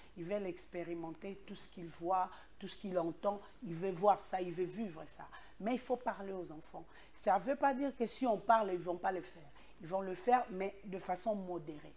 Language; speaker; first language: French; non-native, local second language; Lingala